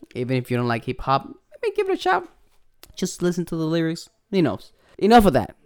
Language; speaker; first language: English; non-native, fluent; Spanish